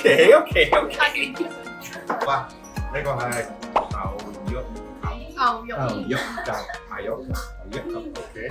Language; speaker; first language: Cantonese; non-native, fluent; English